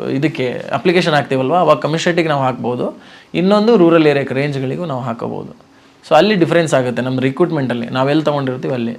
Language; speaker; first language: Kannada; non-native, local second language; Lambadi